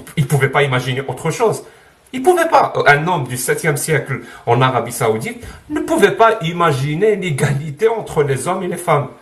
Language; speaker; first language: French; non-native, local second language; Arabic